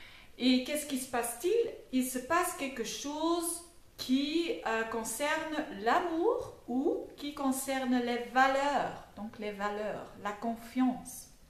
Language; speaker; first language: French; non-native, fluent; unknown